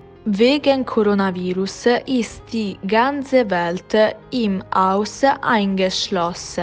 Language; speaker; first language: German; non-native, learner; Italian